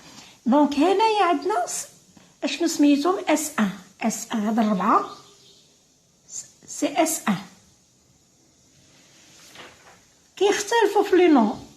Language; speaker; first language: Arabic; native; Arabic